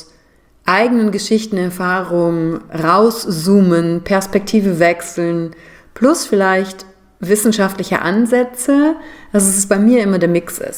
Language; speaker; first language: German; native; German